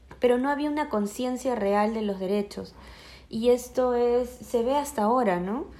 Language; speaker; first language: Spanish; native; Spanish